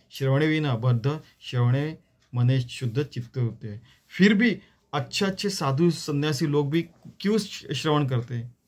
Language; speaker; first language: Hindi; non-native, local second language; Marathi